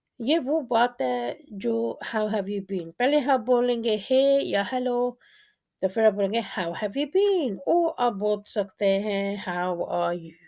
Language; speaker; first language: Urdu; non-native, local second language; Punjabi